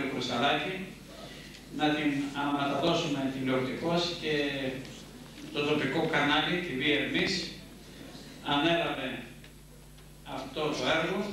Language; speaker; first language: Greek; native; Greek